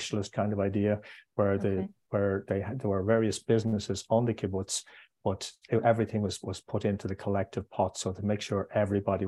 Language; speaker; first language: English; native; English